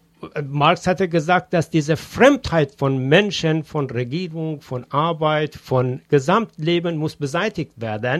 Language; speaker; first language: German; non-native, fluent; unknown